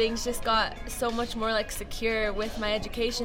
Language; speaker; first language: English; native; English